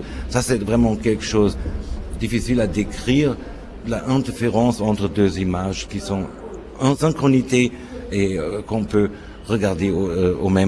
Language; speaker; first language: French; non-native, fluent; German